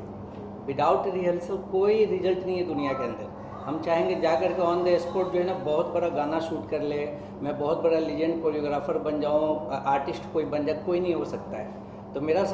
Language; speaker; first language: Hindi; native; Hindi